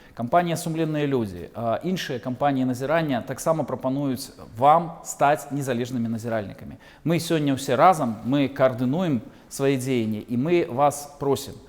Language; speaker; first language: Belarusian; non-native, local second language; Russian